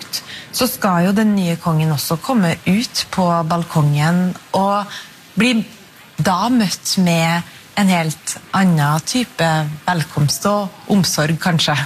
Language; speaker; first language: Norwegian; native; Norwegian